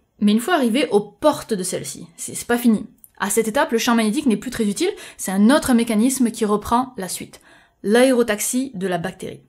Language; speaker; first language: French; native; French